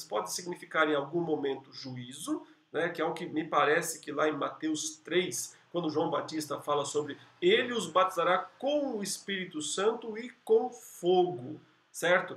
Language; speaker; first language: Portuguese; native; Portuguese